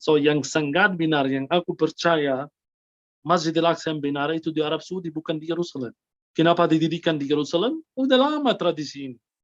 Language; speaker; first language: Indonesian; non-native, fluent; Arabic